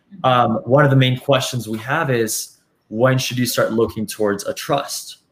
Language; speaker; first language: English; early bilingual, other home language; Spanish